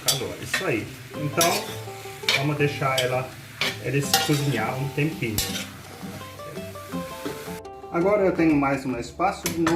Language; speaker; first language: Portuguese; non-native, learner; German